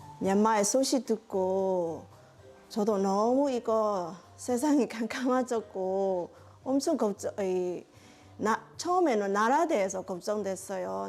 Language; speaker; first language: Korean; non-native, learner; Burmese